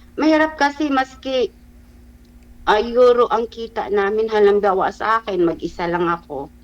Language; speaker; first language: Filipino; non-native, local second language; Cebuano